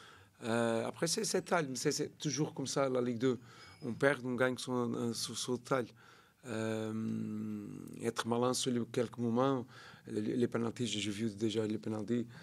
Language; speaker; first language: French; non-native, learner; Portuguese